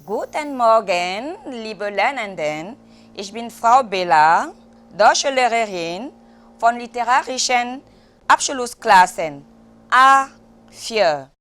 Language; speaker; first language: German; non-native, fluent; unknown